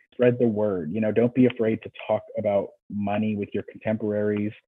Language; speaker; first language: English; native; English